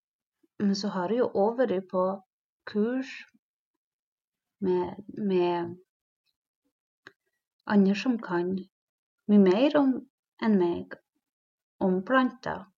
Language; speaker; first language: Norwegian; non-native, local second language; Northern Sami